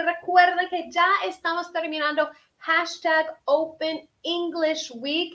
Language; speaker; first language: Spanish; early bilingual, heritage; Spanish